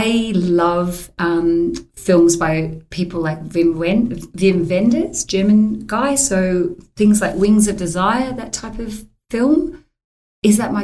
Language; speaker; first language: English; native; English